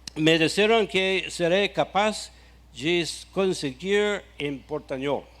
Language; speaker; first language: Portuguese; non-native, learner; English